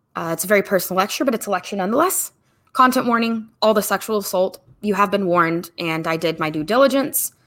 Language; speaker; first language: English; native; English